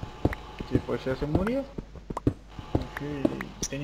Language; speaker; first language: Spanish; native; Spanish